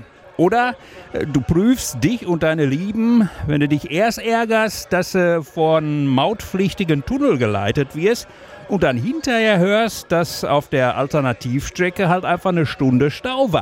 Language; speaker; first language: German; native; German